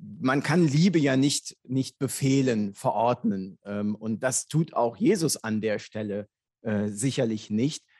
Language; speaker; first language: German; native; German